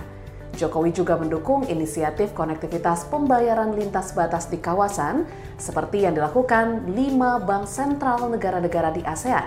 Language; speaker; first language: Indonesian; native; Indonesian